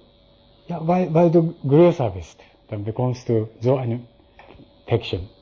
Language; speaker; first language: German; non-native, fluent; Japanese